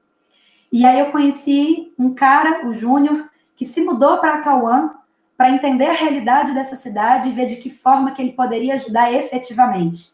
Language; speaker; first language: Portuguese; native; Portuguese